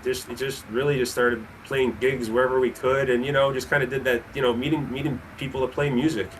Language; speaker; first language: English; native; English